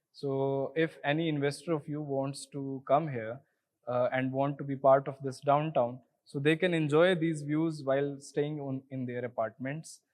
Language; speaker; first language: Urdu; native; Urdu